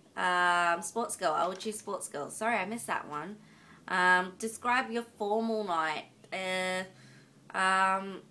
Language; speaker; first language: English; native; English